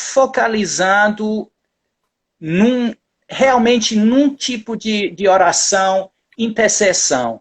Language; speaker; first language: Portuguese; non-native, fluent; English